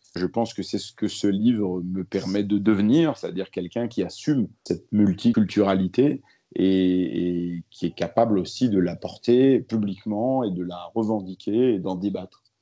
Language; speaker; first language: French; early bilingual, other home language; Arabic